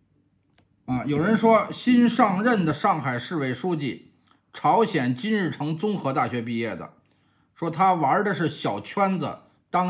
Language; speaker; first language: Chinese; native; Chinese